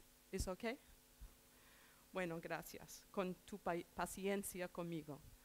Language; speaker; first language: Spanish; non-native, learner; English